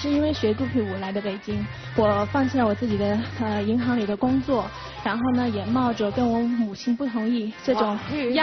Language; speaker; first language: Chinese; native; Chinese